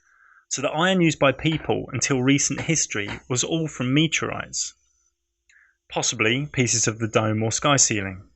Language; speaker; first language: English; native; English